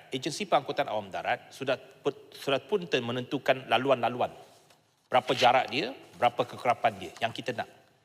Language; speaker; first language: Malay; non-native, local second language; Chinese